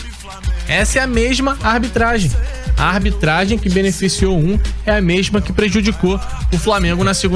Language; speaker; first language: Portuguese; native; Portuguese